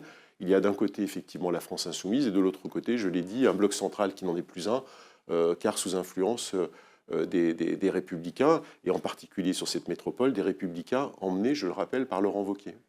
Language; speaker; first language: French; native; French